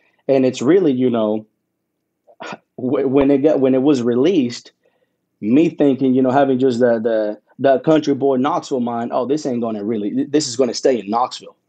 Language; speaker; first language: English; early bilingual, other home language; Spanish